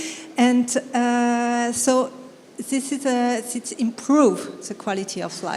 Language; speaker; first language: English; non-native, fluent; French